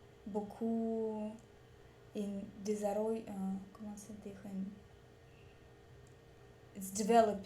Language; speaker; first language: English; non-native, learner; Russian